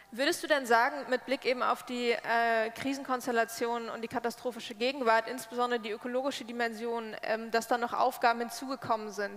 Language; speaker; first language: German; native; German